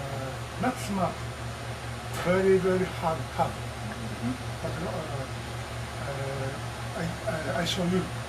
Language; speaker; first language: English; non-native, learner; Japanese